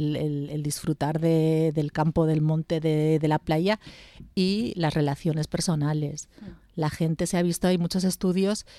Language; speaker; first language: Spanish; native; Spanish